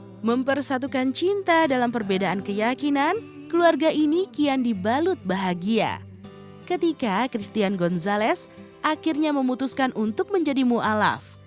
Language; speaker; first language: Indonesian; native; Indonesian